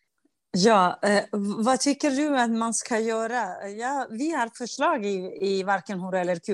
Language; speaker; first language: Swedish; non-native, fluent; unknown